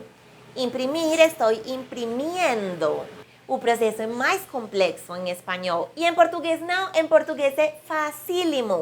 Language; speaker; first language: Portuguese; non-native, fluent; Spanish